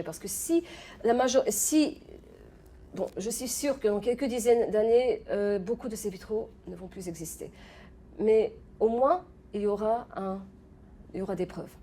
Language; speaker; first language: French; non-native, fluent; Polish